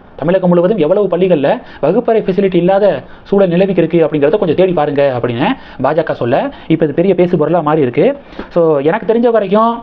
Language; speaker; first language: Tamil; native; Tamil